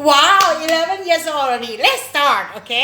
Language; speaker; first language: English; non-native, fluent; Thai